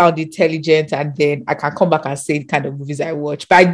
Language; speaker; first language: English; non-native, local second language; Yoruba